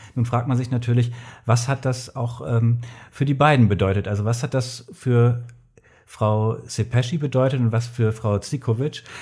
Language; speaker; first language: German; native; German